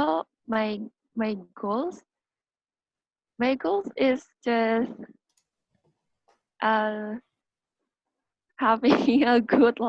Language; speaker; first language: English; non-native, learner; Indonesian